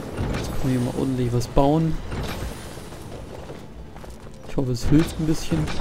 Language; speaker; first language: German; native; German